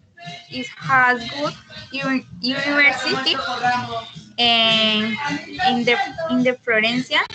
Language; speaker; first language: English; non-native, learner; Spanish